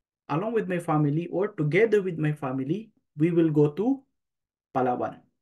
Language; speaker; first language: English; non-native, local second language; Filipino